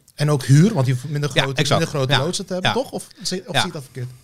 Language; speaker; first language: Dutch; native; Dutch